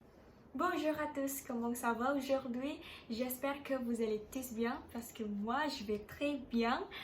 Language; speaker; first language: French; non-native, learner; Indonesian